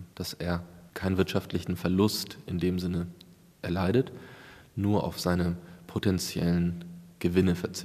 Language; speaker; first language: German; native; German